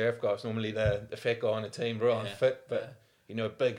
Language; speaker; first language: English; non-native, local second language; Afrikaans